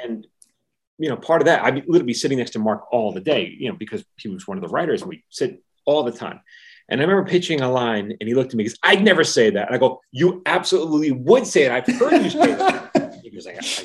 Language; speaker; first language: English; native; English